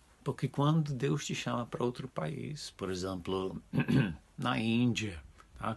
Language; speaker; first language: Portuguese; non-native, fluent; Dutch